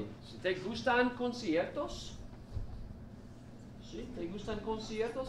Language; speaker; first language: Spanish; non-native, fluent; English